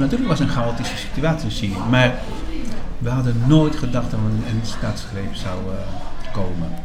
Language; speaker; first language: Dutch; non-native, fluent; Spanish